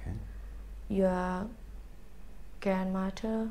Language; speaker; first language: English; non-native, learner; Thai